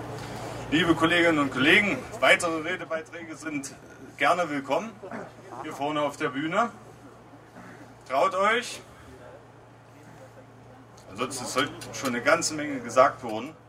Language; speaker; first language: German; native; German